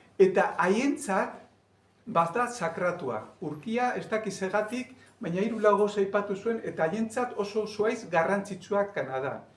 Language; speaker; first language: Basque; native; Basque